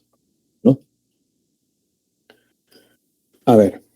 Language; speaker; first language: Spanish; native; Spanish